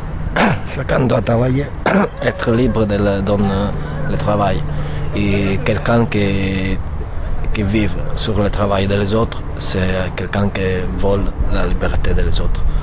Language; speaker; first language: French; non-native, learner; Italian